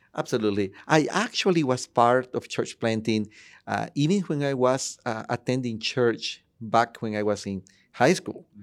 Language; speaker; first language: English; non-native, fluent; Spanish